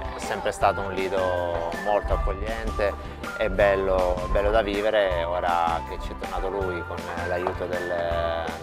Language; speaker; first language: Italian; native; Italian